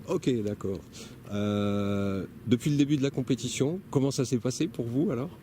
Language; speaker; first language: French; native; French